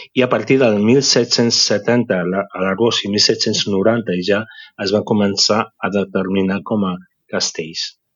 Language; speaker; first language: Catalan; native; Catalan